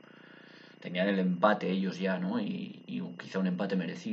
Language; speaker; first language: Spanish; native; Spanish